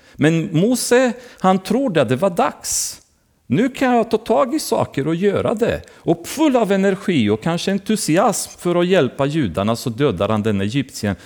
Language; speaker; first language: Swedish; non-native, fluent; Romanian